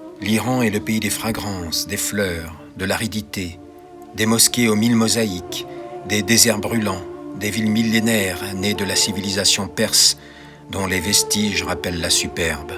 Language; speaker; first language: French; native; French